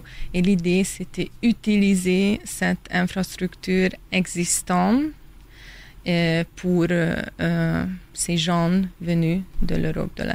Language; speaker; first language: French; non-native, fluent; Hungarian